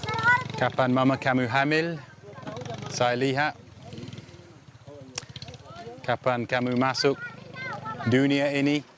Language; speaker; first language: Indonesian; non-native, learner; English